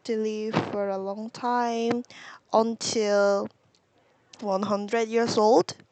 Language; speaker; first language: English; non-native, learner; Korean